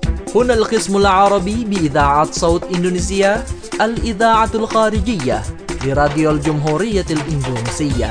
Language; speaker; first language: Arabic; non-native, fluent; Indonesian